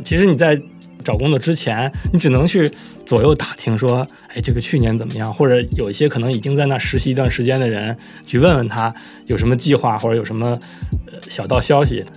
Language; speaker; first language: Chinese; native; Chinese